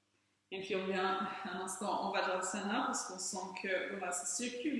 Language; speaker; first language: French; native; French